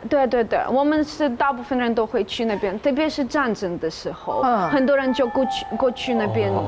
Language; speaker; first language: Chinese; non-native, fluent; Ukrainian